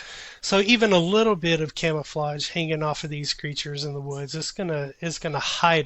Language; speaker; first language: English; native; English